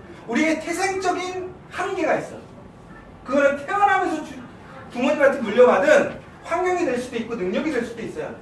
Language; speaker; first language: Korean; native; Korean